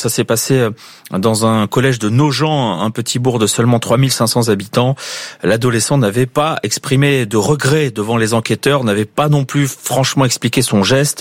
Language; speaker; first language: French; native; French